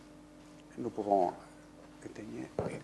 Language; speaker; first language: French; non-native, fluent; Spanish